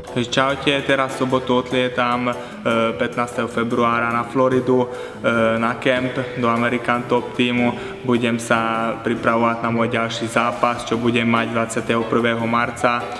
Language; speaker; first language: Slovak; non-native, local second language; Hungarian